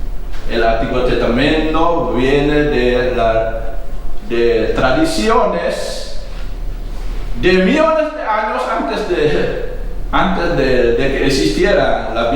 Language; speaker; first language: Spanish; non-native, fluent; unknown